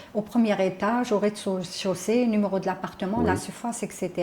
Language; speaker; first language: French; non-native, local second language; Arabic